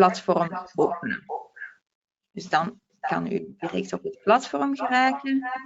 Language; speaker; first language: Dutch; native; Dutch